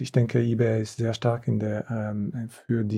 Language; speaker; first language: German; non-native, fluent; French